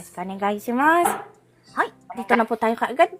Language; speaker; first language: Japanese; non-native, fluent; Filipino